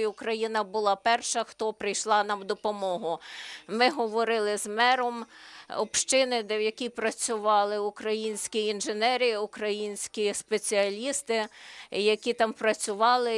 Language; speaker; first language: Ukrainian; non-native, learner; Slovenian